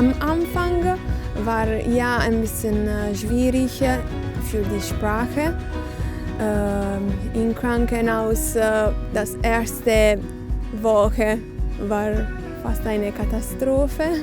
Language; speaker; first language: German; non-native, learner; Italian